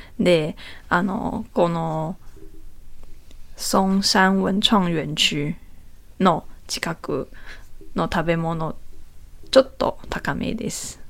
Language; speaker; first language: Japanese; non-native, learner; Chinese